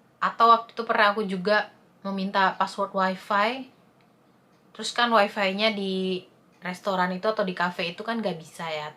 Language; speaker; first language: Indonesian; native; Indonesian